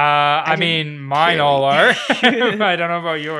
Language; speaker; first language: English; native; English